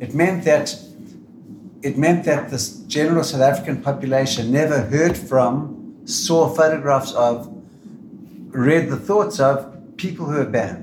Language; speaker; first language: English; native; English